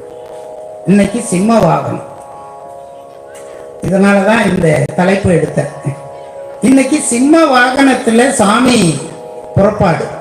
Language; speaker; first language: Tamil; native; Tamil